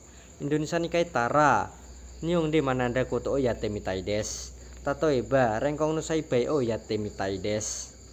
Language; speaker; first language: Japanese; non-native, learner; Indonesian